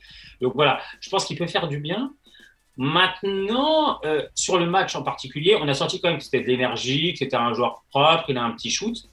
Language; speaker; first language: French; native; French